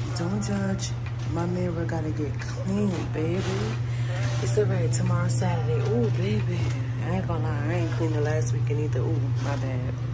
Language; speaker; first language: English; native; English